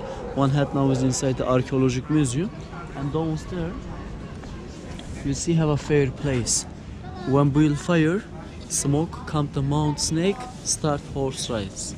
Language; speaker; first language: English; non-native, learner; Turkish